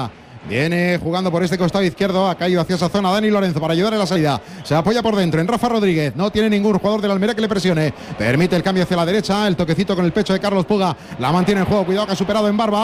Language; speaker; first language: Spanish; native; Spanish